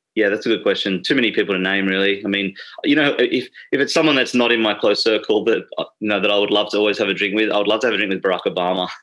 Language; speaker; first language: English; native; English